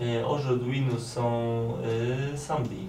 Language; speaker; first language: French; non-native, learner; Polish